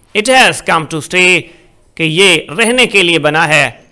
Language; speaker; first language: English; non-native, local second language; Urdu